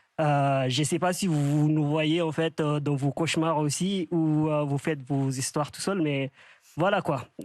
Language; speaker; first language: French; non-native, fluent; Arabic